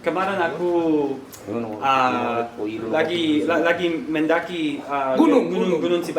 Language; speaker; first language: Indonesian; non-native, learner; English